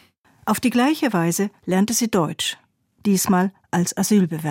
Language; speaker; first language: German; native; German